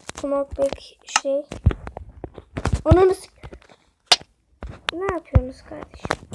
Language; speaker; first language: Turkish; native; Turkish